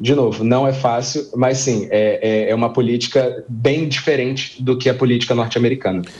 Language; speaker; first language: Portuguese; native; Portuguese